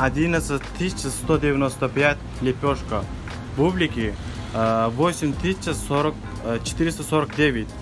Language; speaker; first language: Russian; non-native, learner; Turkmen